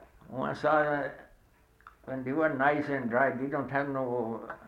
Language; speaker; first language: English; non-native, fluent; Swedish